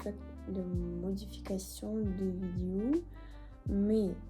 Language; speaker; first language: French; non-native, learner; Russian